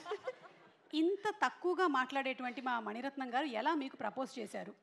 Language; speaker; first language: Telugu; native; Telugu